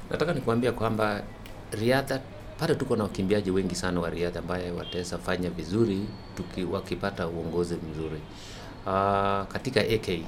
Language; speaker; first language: Swahili; non-native, local second language; Kalenjin